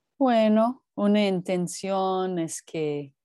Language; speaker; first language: Spanish; non-native, fluent; English